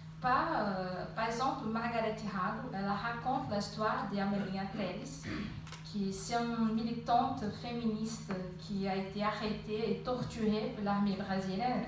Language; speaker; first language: French; non-native, fluent; Portuguese